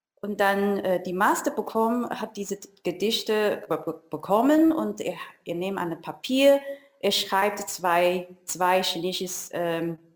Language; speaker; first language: German; non-native, learner; Chinese